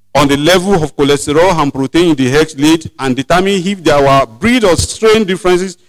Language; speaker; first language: English; non-native, local second language; Yoruba